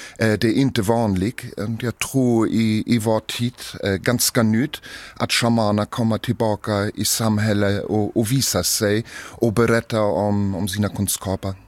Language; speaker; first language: Swedish; non-native, fluent; German